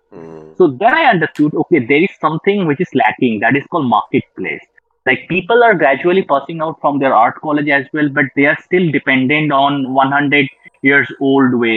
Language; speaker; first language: English; non-native, local second language; Bangla